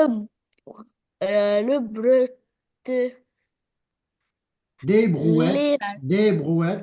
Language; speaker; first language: French; non-native, learner; Arabic